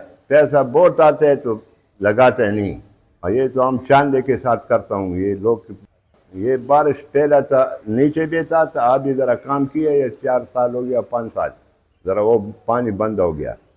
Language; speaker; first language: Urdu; non-native, local second language; Pashto